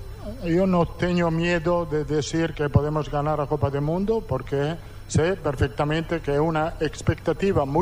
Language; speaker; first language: Portuguese; non-native, fluent; Italian